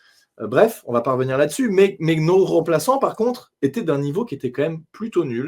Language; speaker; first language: French; native; French